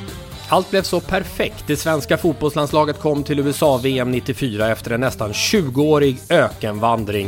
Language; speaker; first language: Swedish; native; Swedish